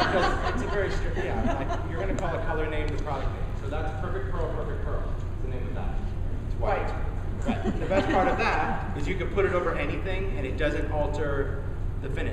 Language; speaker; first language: English; native; English